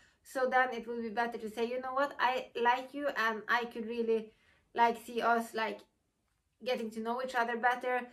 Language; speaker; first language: English; non-native, fluent; Norwegian